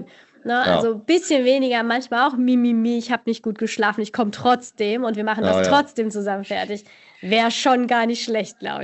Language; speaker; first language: German; native; German